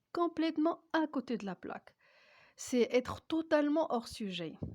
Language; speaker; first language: French; non-native, local second language; Arabic